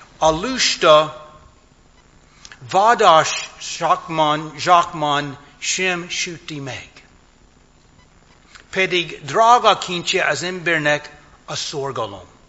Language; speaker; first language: Hungarian; non-native, fluent; English